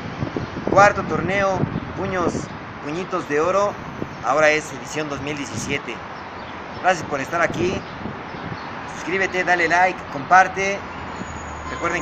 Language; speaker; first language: Spanish; native; Spanish